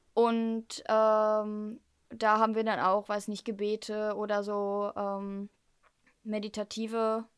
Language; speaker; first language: German; early bilingual, heritage; German